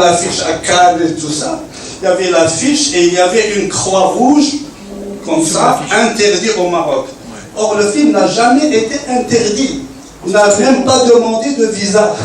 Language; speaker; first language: French; non-native, local second language; Arabic